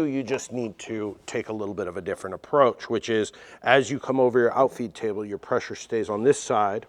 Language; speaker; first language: English; native; English